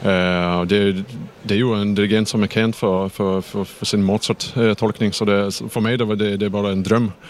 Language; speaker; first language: Danish; non-native, fluent; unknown